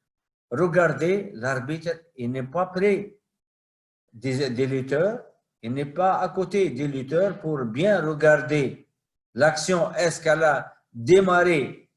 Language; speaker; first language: French; non-native, fluent; Arabic